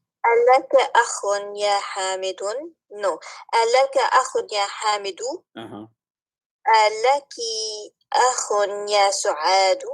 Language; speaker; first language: Arabic; non-native, learner; English